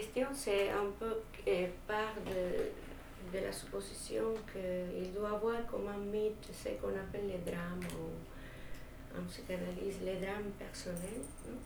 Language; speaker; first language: French; non-native, fluent; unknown